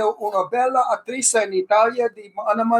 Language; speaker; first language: Italian; early bilingual, heritage; English